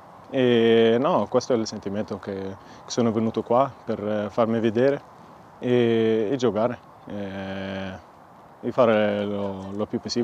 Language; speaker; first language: Italian; non-native, fluent; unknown